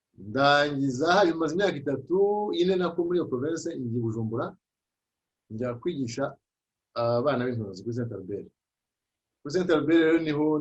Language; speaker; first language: Kinyarwanda; early bilingual, heritage; Kinyarwanda